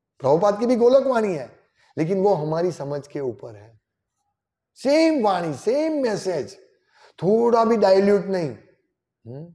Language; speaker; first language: Hindi; non-native, local second language; Gujarati